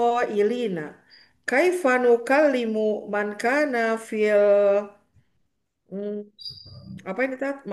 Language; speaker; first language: Arabic; non-native, learner; Indonesian